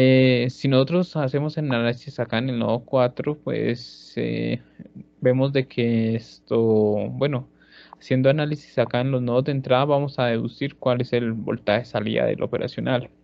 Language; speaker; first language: Spanish; native; Spanish